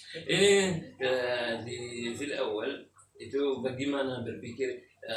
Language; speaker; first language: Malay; non-native, fluent; Arabic